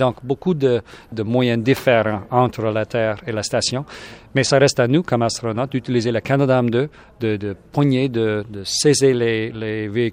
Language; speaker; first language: French; non-native, local second language; English